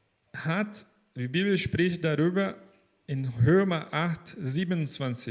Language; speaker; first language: German; non-native, fluent; Portuguese